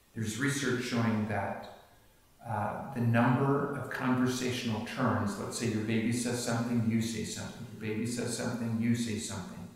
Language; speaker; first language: English; native; English